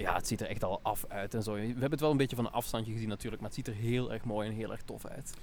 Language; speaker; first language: Dutch; native; Dutch